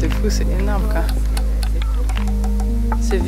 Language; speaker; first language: French; native; French